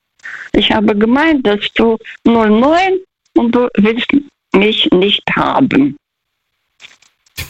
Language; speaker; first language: German; non-native, fluent; Russian